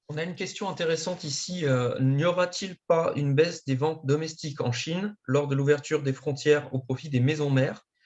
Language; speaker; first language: French; native; French